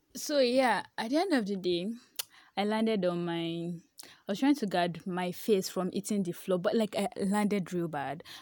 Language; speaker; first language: English; non-native, local second language; Yoruba